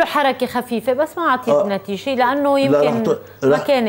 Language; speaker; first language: Arabic; native; Arabic